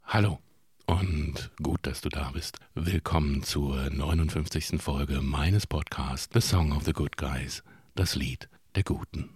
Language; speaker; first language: German; native; German